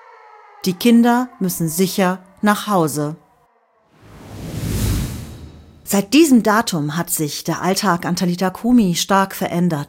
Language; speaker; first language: German; native; German